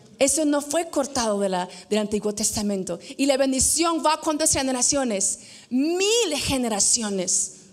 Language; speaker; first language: Spanish; non-native, fluent; English